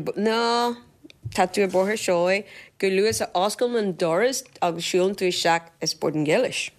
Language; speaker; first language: Irish; non-native, fluent; Portuguese